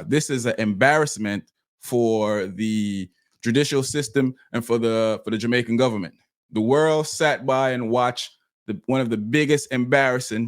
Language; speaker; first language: English; native; English